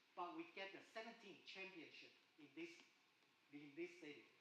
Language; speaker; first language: English; non-native, fluent; Chinese